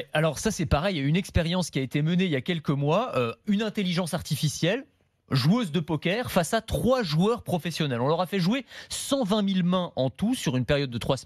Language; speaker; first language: French; native; French